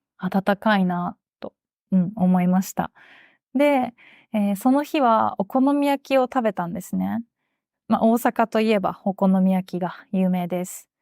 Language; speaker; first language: Japanese; native; Japanese